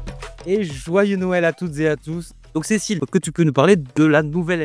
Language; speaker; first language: French; native; French